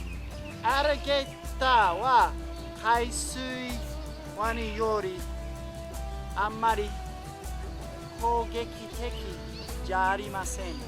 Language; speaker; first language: Japanese; non-native, learner; English